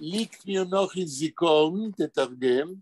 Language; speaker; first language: Hebrew; non-native, fluent; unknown